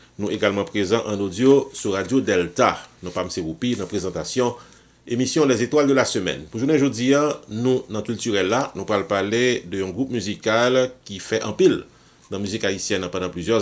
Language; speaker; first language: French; non-native, local second language; Haitian Creole